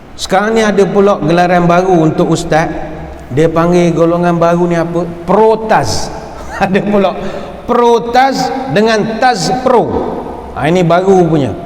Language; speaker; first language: Malay; native; Malay